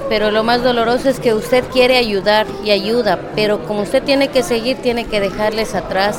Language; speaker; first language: Spanish; native; Spanish